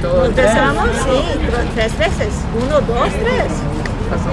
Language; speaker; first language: Spanish; non-native, fluent; Serbian